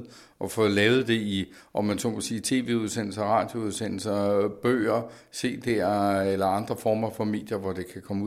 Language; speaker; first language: Danish; native; Danish